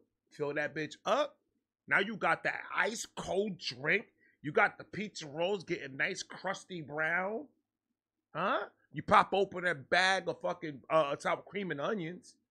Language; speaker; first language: English; early bilingual, other home language; Spanish